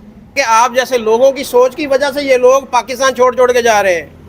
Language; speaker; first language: Hindi; non-native, local second language; Punjabi